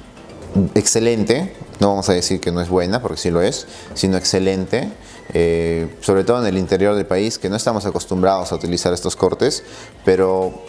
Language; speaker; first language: Spanish; native; Spanish